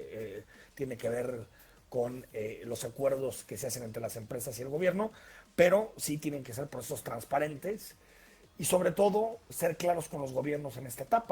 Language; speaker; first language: Spanish; native; Spanish